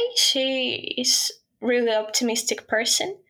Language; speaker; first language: English; non-native, fluent; Ukrainian